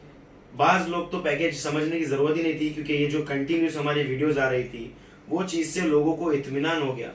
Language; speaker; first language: Hindi; native; Hindi